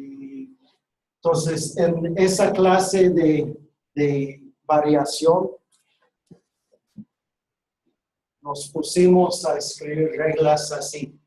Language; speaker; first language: Spanish; non-native, fluent; English